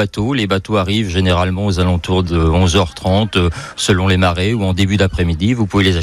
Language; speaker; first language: French; native; French